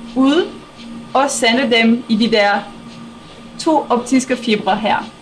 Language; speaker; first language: Danish; non-native, fluent; French